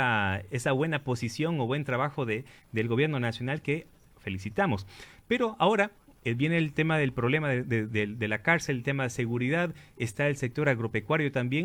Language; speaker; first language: Spanish; native; Spanish